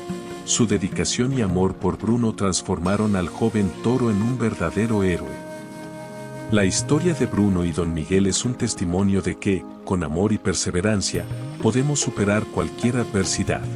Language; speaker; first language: Spanish; native; Spanish